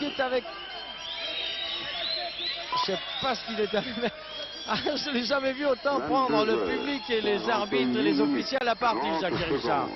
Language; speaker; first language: French; native; French